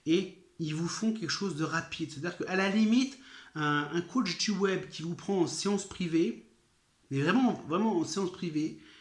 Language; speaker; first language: French; native; French